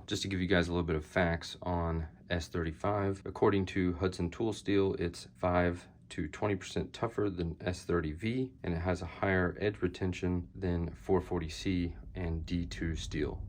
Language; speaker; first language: English; native; English